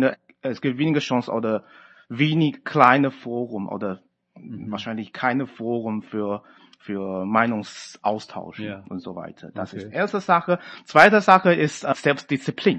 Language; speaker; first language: German; non-native, fluent; Chinese